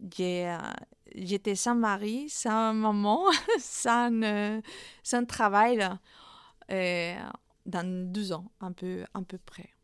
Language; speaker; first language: French; non-native, fluent; Spanish